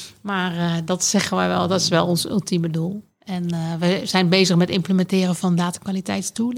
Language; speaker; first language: Dutch; native; Dutch